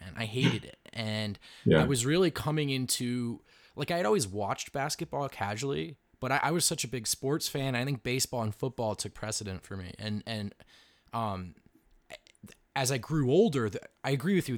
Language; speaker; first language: English; native; English